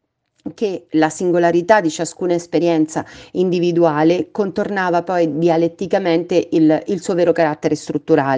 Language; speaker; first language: Italian; native; Italian